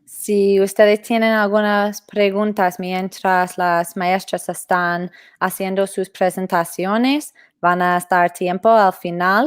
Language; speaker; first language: Spanish; non-native, fluent; English